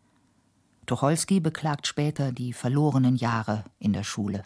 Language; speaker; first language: German; native; German